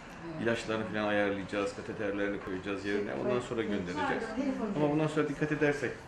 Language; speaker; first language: Turkish; native; Turkish